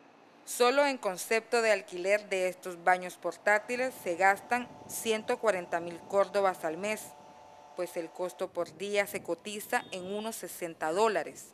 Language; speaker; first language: Spanish; native; Spanish